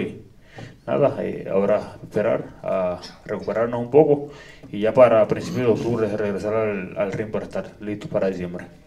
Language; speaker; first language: Spanish; native; Spanish